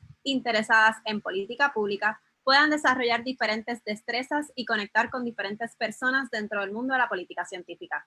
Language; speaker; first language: Spanish; native; Spanish